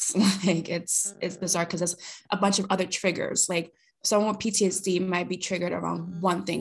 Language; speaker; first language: English; early bilingual, other home language; Spanish